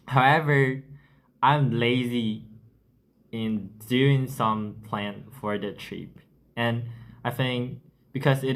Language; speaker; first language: English; non-native, learner; Chinese